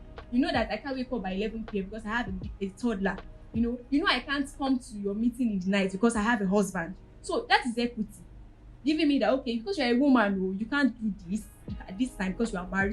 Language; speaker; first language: English; non-native, local second language; Yoruba